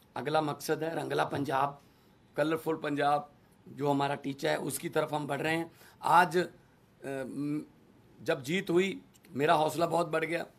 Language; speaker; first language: Hindi; non-native, local second language; Punjabi